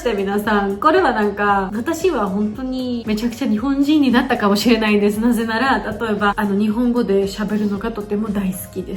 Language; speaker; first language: Japanese; non-native, fluent; Georgian